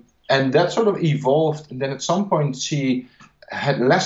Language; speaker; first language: English; non-native, fluent; Dutch